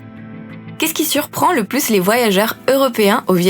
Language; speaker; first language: French; native; French